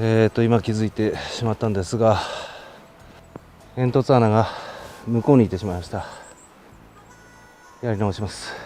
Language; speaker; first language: Japanese; native; Japanese